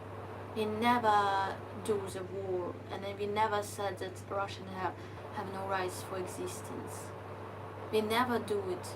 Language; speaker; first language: English; non-native, learner; Ukrainian